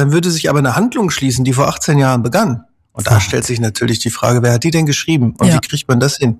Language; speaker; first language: German; native; German